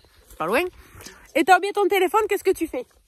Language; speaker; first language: French; native; French